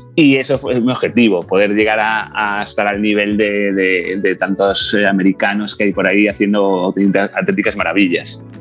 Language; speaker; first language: Spanish; native; Spanish